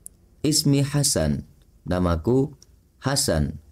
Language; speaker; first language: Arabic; non-native, fluent; Indonesian